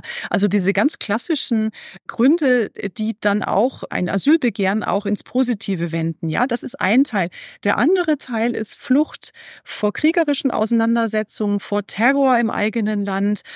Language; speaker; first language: German; native; German